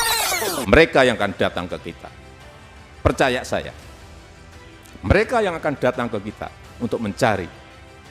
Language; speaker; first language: Indonesian; native; Indonesian